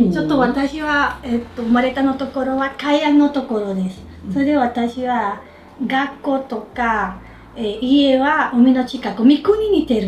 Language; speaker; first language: Japanese; non-native, learner; Spanish